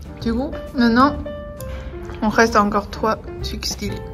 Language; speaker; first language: French; non-native, learner; Chinese